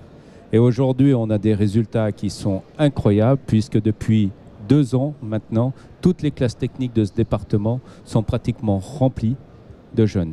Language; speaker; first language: French; native; French